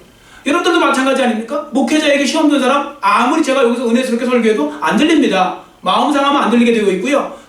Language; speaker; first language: Korean; native; Korean